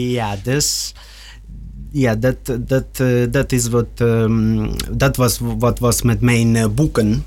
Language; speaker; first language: Dutch; non-native, learner; Russian